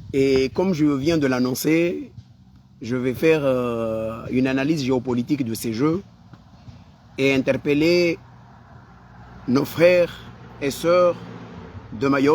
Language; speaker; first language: French; non-native, local second language; Comorian